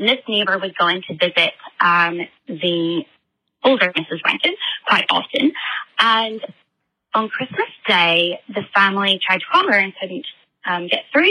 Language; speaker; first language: English; native; English